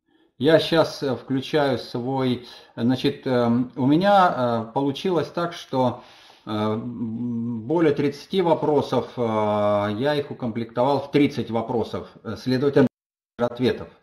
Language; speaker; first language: Russian; non-native, fluent; Polish